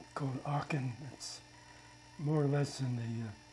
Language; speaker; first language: English; native; English